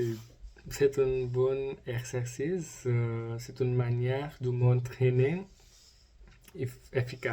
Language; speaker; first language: French; non-native, learner; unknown